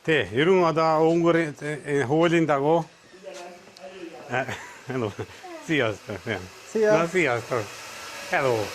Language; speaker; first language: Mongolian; non-native, fluent; Hungarian